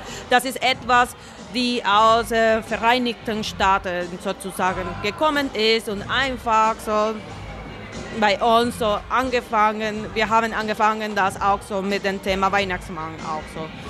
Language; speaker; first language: German; non-native, fluent; Spanish